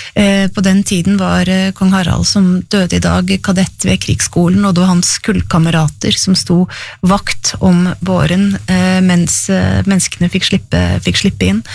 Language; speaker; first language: Norwegian; native; Norwegian